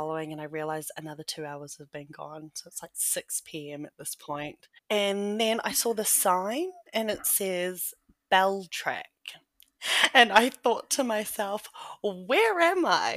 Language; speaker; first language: English; native; English